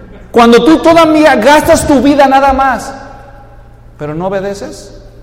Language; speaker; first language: Spanish; native; Spanish